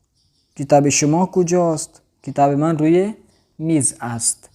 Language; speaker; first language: Persian; non-native, fluent; Urdu